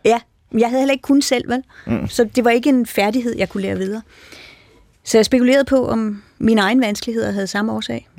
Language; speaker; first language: Danish; native; Danish